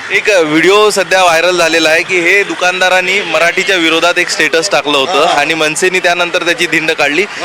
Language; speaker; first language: Marathi; native; Marathi